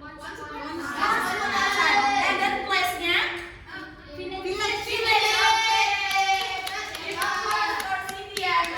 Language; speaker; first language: English; non-native, learner; Indonesian